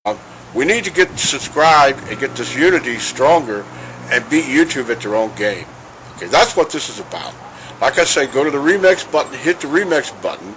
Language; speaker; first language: English; native; English